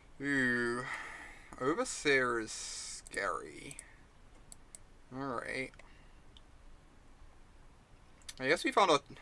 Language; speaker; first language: English; native; English